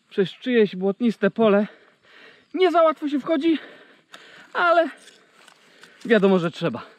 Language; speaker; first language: Polish; native; Polish